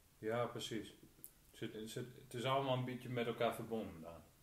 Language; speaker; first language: Dutch; non-native, local second language; Western Frisian